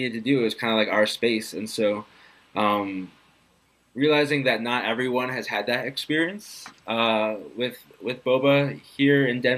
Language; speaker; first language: English; native; English